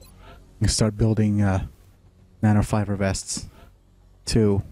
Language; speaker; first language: English; native; English